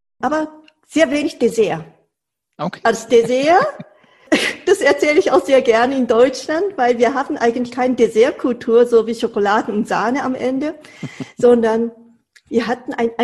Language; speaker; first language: German; non-native, fluent; Japanese